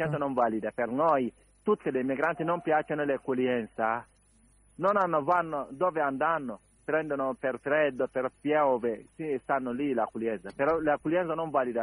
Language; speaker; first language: Italian; non-native, learner; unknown